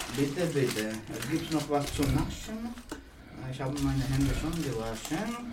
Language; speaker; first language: German; non-native, fluent; Russian